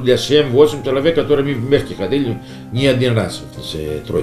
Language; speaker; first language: Russian; non-native, learner; Greek